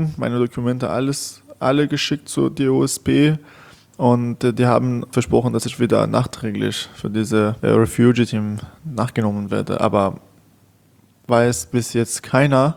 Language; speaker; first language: German; non-native, learner; Persian